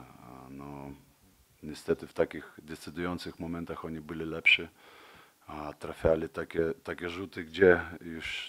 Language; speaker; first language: Polish; non-native, fluent; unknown